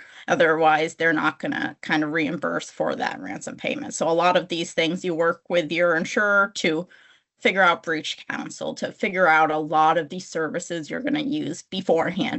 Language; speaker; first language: English; native; English